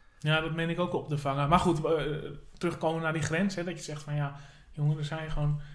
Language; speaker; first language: Dutch; native; Dutch